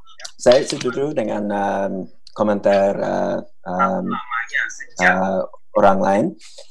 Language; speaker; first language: Indonesian; non-native, fluent; English